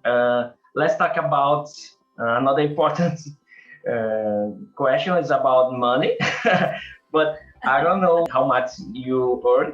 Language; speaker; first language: English; non-native, learner; Portuguese